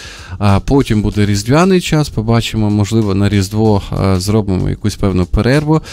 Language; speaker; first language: Ukrainian; native; Ukrainian